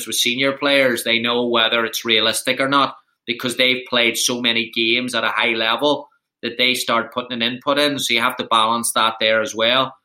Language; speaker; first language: English; native; English